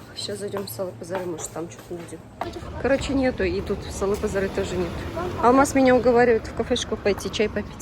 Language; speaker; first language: Russian; native; Russian